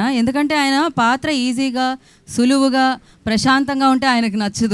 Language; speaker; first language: Telugu; native; Telugu